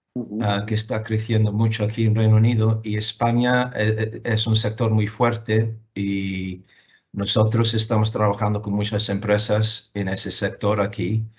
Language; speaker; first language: Spanish; non-native, fluent; English